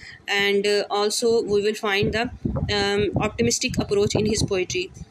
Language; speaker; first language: English; non-native, local second language; Urdu